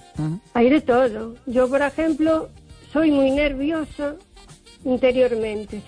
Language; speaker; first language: Spanish; non-native, local second language; Galician